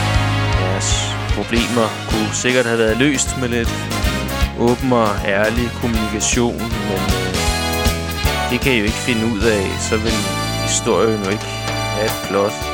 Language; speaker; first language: Danish; native; Danish